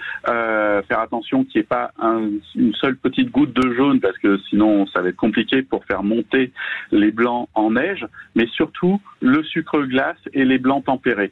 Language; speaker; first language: French; native; French